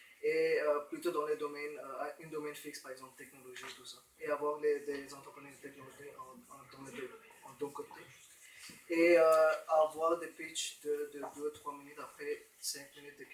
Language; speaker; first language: French; non-native, fluent; Romanian